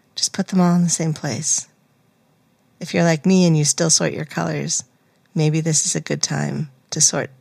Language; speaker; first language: English; native; English